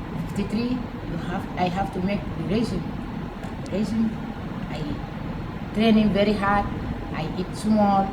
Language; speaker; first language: English; non-native, local second language; Wolof